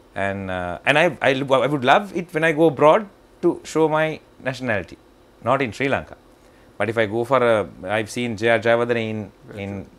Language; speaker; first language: English; non-native, local second language; Sinhala